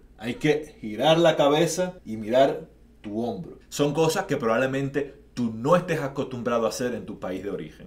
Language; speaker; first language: Spanish; native; Spanish